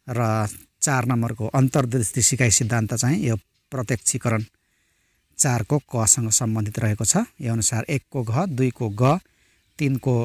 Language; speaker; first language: Nepali; non-native, local second language; Rana Tharu